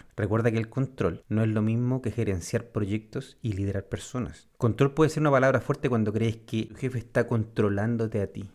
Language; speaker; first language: Spanish; native; Spanish